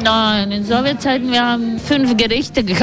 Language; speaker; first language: German; non-native, learner; Latvian